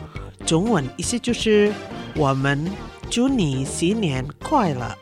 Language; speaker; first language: Chinese; non-native, local second language; Indonesian